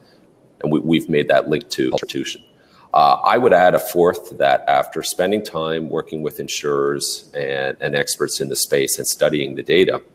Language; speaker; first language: English; native; English